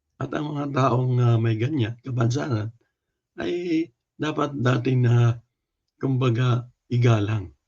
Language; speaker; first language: Filipino; non-native, local second language; Cebuano